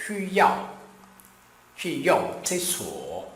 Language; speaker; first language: Chinese; non-native, learner; Portuguese